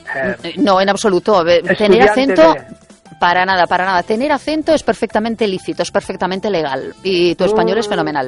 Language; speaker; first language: Spanish; native; Spanish